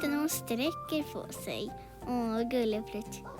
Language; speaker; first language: Swedish; early bilingual, other home language; Urdu